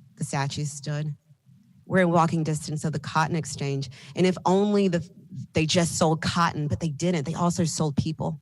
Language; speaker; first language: English; native; English